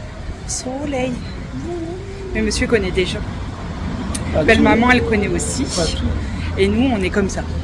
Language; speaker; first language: French; native; French